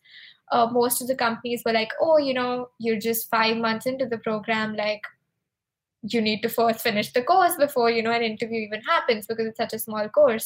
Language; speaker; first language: English; non-native, local second language; Hindi